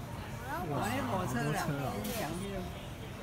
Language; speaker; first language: Chinese; native; Chinese